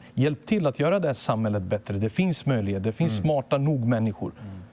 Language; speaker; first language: Swedish; early bilingual, other home language; Serbian